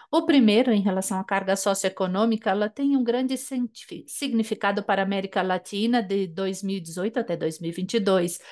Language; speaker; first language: Portuguese; non-native, fluent; German